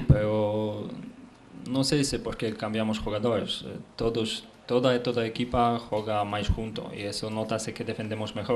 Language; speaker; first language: Spanish; non-native, learner; Polish